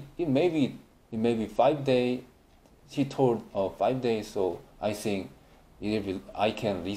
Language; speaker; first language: English; non-native, learner; Korean